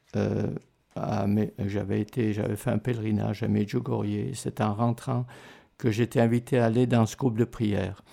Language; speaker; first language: French; native; French